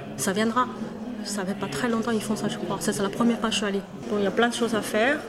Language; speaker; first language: French; non-native, fluent; Chinese